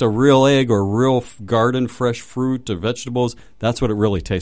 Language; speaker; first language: English; native; English